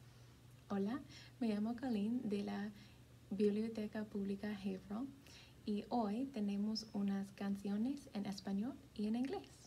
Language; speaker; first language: Spanish; non-native, fluent; English